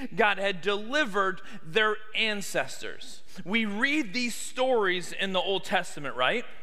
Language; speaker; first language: English; native; English